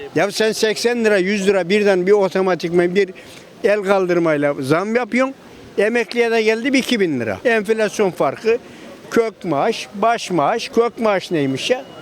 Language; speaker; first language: Turkish; native; Turkish